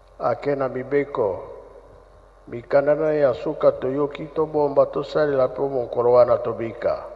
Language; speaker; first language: Lingala; non-native, local second language; Kongo